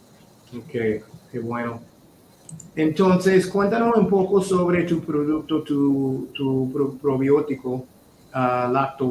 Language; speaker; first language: Spanish; non-native, fluent; English